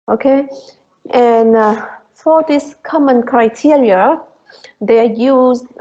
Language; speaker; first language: English; non-native, fluent; Vietnamese